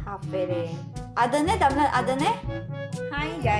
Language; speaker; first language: Turkish; non-native, learner; Filipino